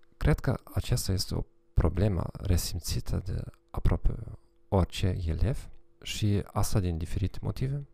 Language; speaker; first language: Romanian; non-native, fluent; German